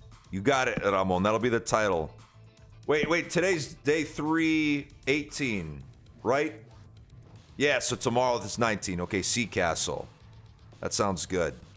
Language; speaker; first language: English; native; English